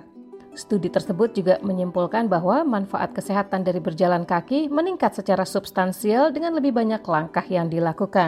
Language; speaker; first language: Indonesian; native; Indonesian